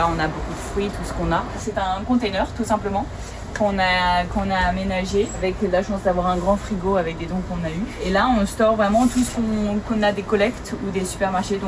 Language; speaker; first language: French; native; French